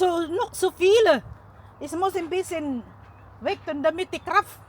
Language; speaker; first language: German; non-native, learner; Filipino